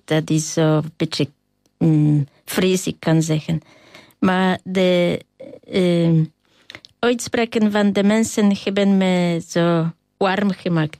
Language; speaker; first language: Dutch; non-native, learner; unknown